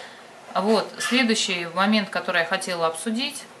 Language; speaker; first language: Russian; native; Russian